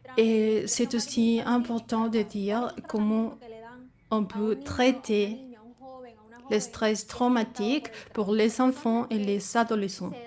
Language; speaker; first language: French; non-native, fluent; Spanish